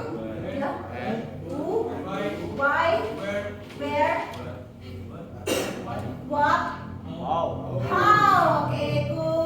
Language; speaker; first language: English; non-native, fluent; Indonesian